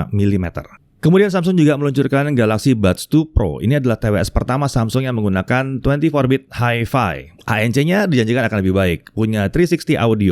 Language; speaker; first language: Indonesian; native; Indonesian